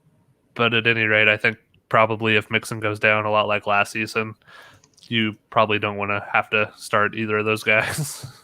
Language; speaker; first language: English; native; English